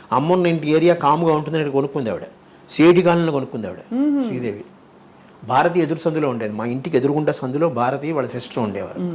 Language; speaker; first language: Telugu; native; Telugu